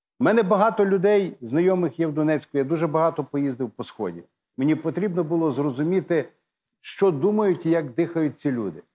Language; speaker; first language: Ukrainian; native; Ukrainian